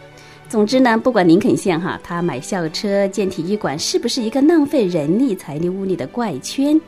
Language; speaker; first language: Chinese; native; Chinese